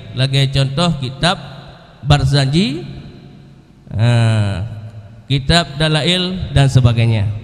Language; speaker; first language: Malay; non-native, local second language; Achinese